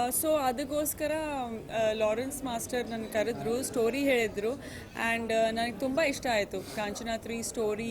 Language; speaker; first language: Kannada; native; Kannada